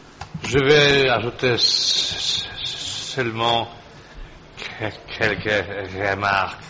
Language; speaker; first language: French; non-native, fluent; Polish